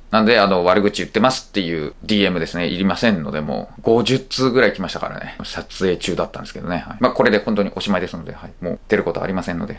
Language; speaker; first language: Japanese; native; Japanese